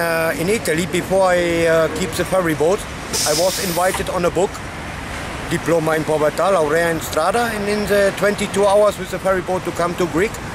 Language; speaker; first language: English; non-native, learner; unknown